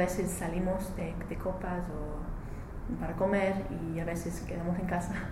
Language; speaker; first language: Spanish; non-native, learner; English